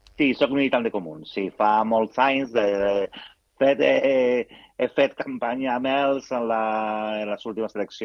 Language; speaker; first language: Catalan; non-native, local second language; Spanish